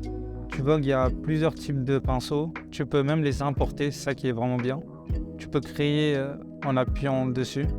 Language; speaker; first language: French; native; French